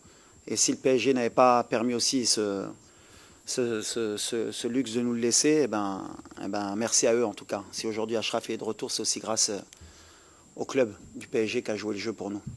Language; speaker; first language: French; native; French